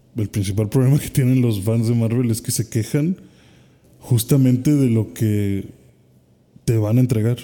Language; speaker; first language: Spanish; native; Spanish